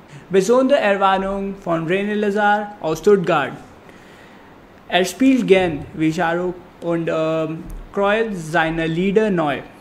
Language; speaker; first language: German; non-native, learner; Hindi